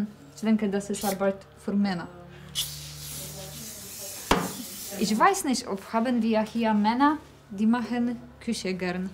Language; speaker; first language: German; non-native, learner; Polish